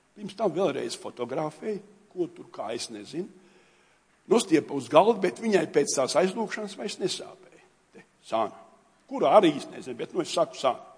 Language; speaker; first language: Latvian; native; Latvian